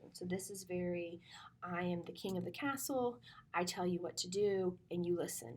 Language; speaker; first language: English; native; English